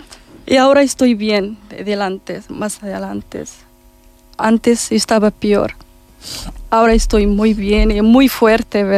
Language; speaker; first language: Spanish; non-native, learner; Arabic